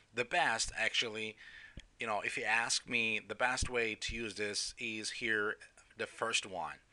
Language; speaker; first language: English; non-native, fluent; Turkish